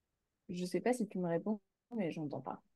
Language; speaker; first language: French; native; French